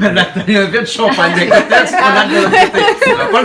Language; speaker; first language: French; native; French